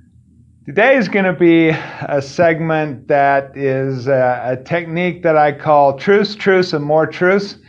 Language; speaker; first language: English; native; English